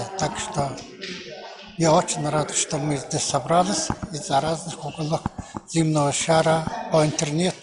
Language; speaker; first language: Russian; non-native, learner; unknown